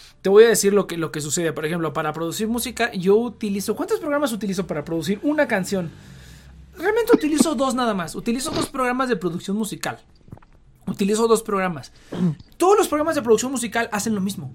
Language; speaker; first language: Spanish; native; Spanish